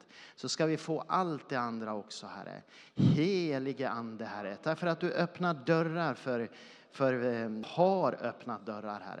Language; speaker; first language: Swedish; native; Swedish